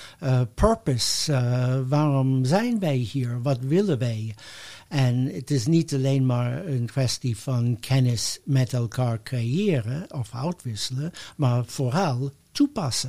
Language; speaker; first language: Dutch; non-native, fluent; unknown